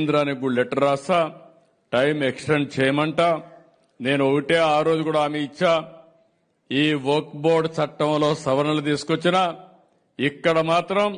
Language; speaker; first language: Telugu; native; Telugu